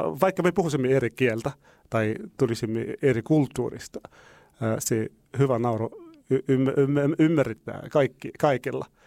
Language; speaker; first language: Finnish; non-native, fluent; Arabic